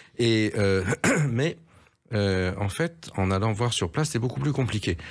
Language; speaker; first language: French; native; French